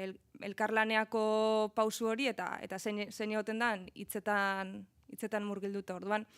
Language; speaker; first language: Basque; native; Basque